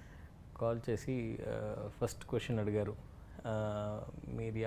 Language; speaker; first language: Telugu; non-native, learner; Tamil